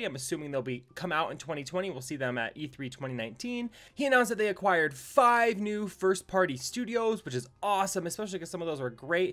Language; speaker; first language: English; native; English